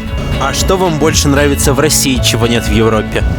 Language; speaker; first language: Russian; native; Russian